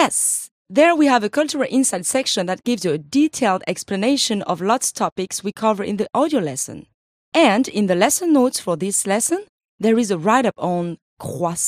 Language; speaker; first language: English; non-native, fluent; French